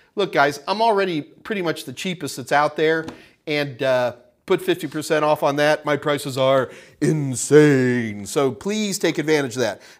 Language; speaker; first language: English; native; English